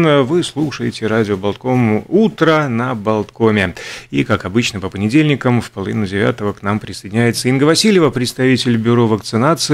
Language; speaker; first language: Russian; native; Russian